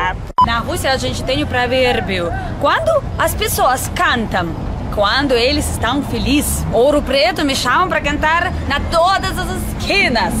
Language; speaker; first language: Portuguese; non-native, fluent; Russian